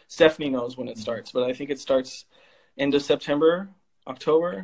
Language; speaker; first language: English; native; English